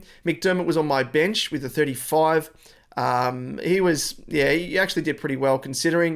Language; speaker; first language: English; native; English